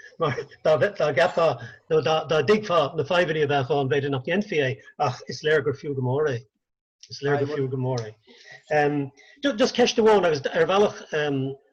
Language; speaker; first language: Irish; native; Irish